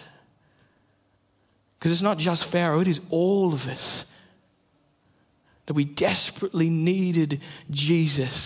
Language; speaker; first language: English; native; English